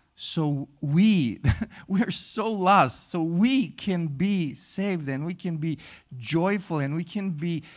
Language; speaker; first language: English; non-native, fluent; Romanian